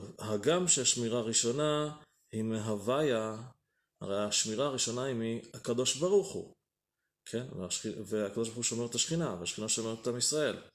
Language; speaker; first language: Hebrew; native; Hebrew